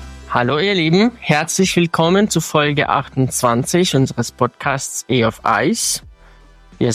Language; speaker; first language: German; non-native, fluent; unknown